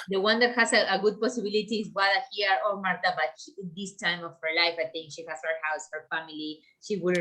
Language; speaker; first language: English; non-native, fluent; Spanish